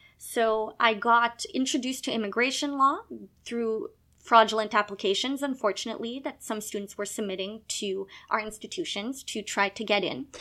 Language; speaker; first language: English; non-native, local second language; French